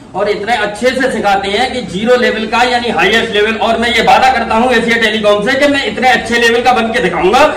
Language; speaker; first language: Hindi; native; Hindi